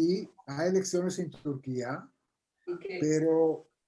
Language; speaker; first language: Spanish; non-native, fluent; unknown